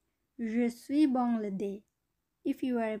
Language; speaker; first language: French; non-native, learner; Bangla